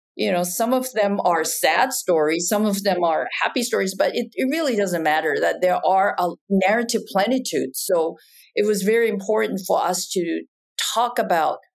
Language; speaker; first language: English; non-native, fluent; Japanese